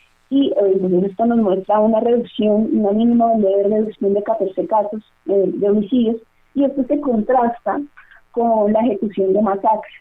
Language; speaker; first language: Spanish; native; Spanish